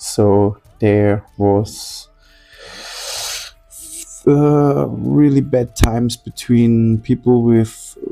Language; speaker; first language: English; non-native, fluent; German